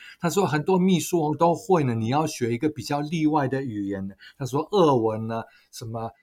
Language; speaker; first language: Chinese; non-native, fluent; German